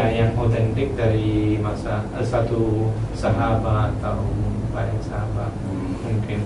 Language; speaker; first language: Indonesian; non-native, learner; Malayalam